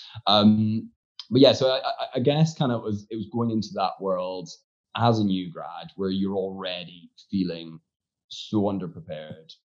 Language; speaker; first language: English; native; English